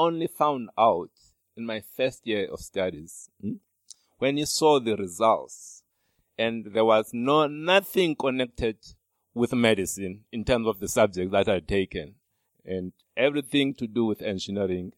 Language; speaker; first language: English; non-native, local second language; Xhosa